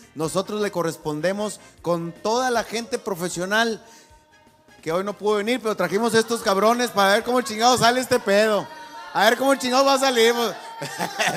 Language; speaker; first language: Spanish; native; Spanish